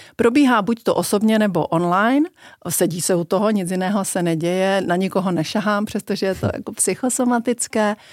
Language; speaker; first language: Czech; native; Czech